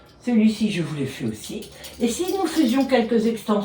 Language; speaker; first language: French; native; French